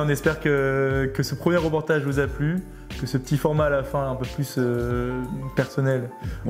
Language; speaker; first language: French; native; French